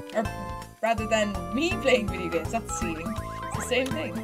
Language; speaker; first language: English; native; English